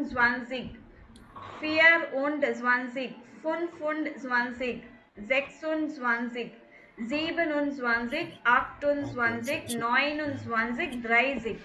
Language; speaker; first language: German; non-native, fluent; Tamil